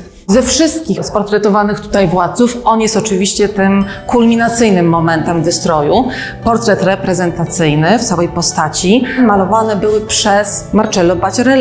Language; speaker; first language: Polish; native; Polish